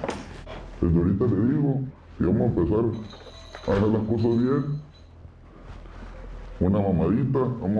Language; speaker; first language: Spanish; native; Spanish